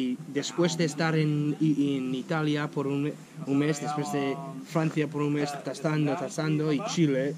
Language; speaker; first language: Spanish; non-native, learner; English